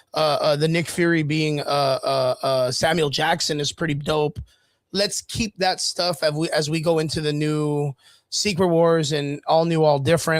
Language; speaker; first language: English; native; English